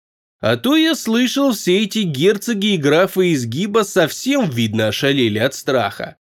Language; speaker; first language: Russian; native; Russian